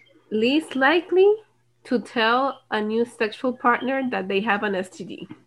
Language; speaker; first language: English; non-native, local second language; Spanish